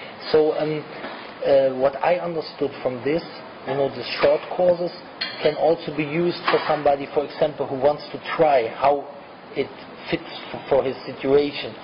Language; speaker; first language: English; non-native, fluent; German